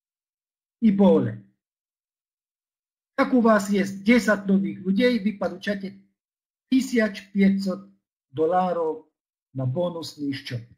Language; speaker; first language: Russian; non-native, fluent; Czech